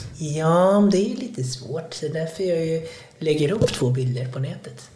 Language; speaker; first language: Swedish; early bilingual, other home language; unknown